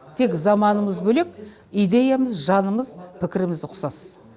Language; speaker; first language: Kazakh; native; Kazakh